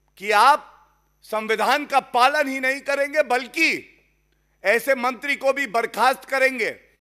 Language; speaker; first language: Hindi; native; Hindi